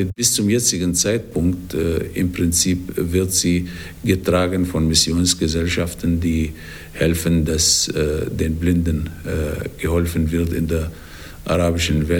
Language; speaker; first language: German; non-native, fluent; Arabic